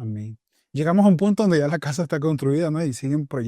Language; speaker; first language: Spanish; native; Spanish